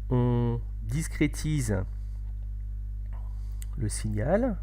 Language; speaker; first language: French; native; French